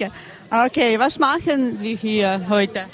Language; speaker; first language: German; non-native, learner; Ukrainian